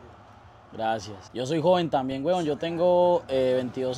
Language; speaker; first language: Spanish; native; Spanish